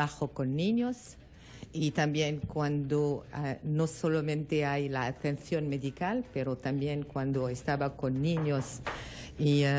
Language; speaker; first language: Spanish; non-native, learner; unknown